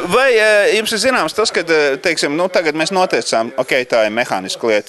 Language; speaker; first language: Latvian; native; Latvian